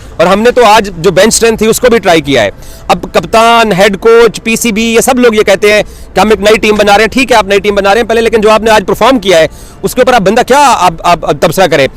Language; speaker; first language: Urdu; non-native, local second language; Punjabi